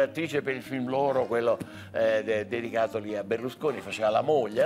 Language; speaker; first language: Italian; native; Italian